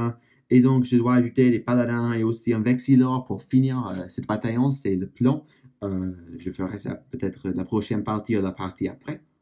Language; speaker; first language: French; non-native, learner; English